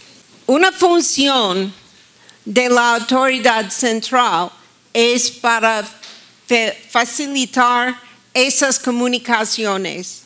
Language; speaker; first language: Spanish; non-native, fluent; English